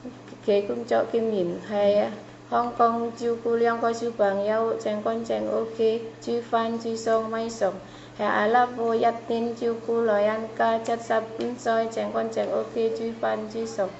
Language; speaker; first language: Cantonese; non-native, learner; Indonesian